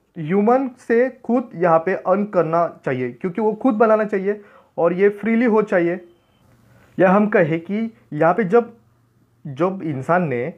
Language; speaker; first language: Hindi; non-native, local second language; Marathi